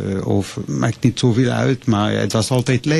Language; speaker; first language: Dutch; non-native, fluent; French